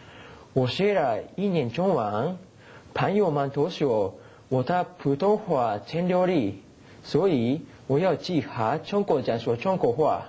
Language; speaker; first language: Chinese; non-native, learner; Japanese